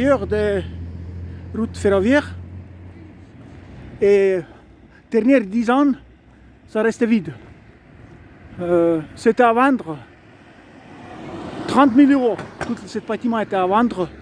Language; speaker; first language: French; non-native, learner; Estonian